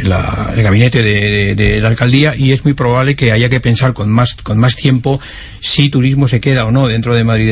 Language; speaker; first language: Spanish; native; Spanish